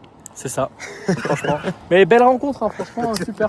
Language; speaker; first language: French; native; French